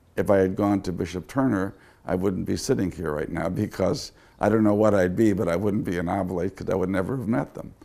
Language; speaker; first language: English; native; English